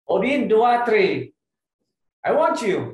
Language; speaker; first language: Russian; non-native, learner; Indonesian